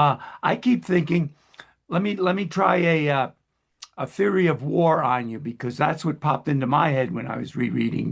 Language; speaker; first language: English; native; English